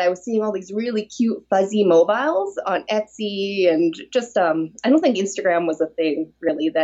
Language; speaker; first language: English; native; English